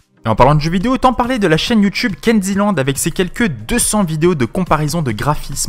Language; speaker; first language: French; native; French